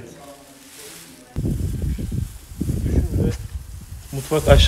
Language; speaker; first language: Turkish; native; Turkish